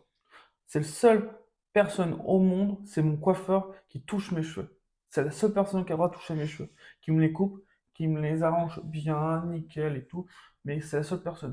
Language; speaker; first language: French; native; French